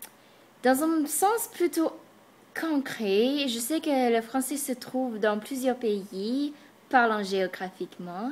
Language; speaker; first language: French; non-native, fluent; English